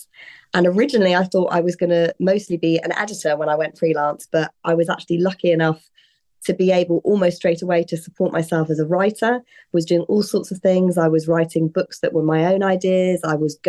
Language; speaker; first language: English; native; English